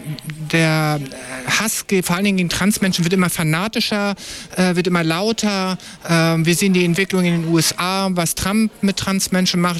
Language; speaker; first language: German; native; German